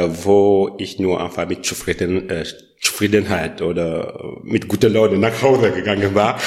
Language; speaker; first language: German; non-native, learner; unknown